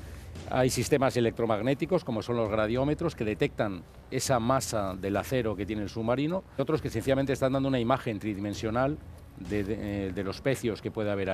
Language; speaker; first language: Spanish; native; Spanish